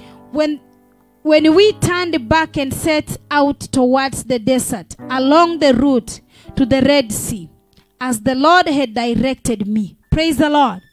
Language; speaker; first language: English; non-native, local second language; Swahili